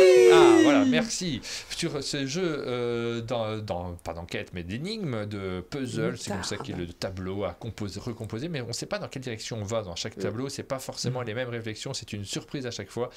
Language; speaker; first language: French; native; French